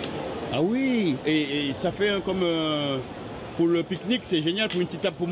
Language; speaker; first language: French; native; French